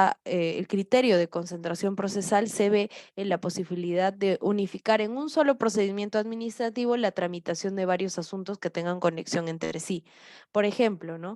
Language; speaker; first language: Spanish; native; Spanish